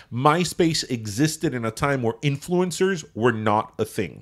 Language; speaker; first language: English; early bilingual, other home language; Spanish